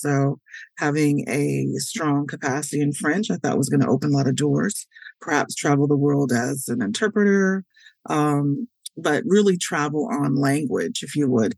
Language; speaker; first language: English; native; English